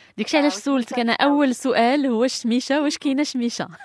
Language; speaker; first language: Arabic; native; Arabic